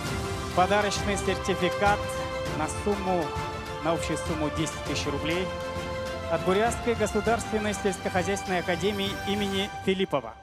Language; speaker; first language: Russian; native; Russian